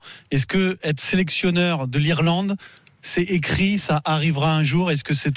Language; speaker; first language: French; native; French